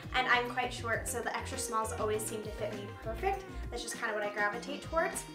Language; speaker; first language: English; native; English